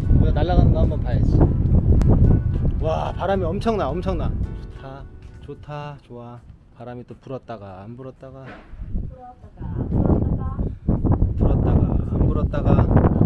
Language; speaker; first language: Korean; native; Korean